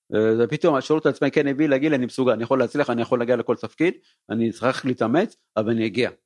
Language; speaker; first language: Hebrew; early bilingual, other home language; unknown